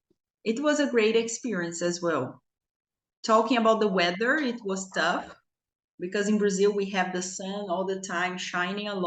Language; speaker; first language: English; non-native, fluent; Portuguese